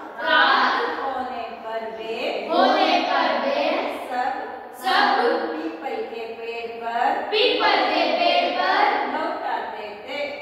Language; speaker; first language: Hindi; non-native, local second language; Kannada